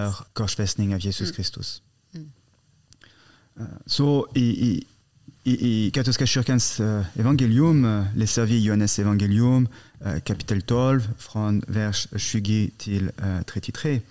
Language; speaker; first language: Swedish; non-native, fluent; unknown